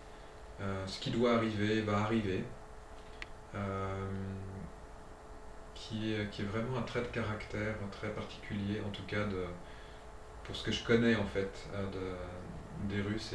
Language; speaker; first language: French; native; French